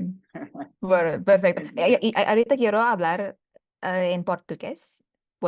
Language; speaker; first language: Spanish; non-native, fluent; Thai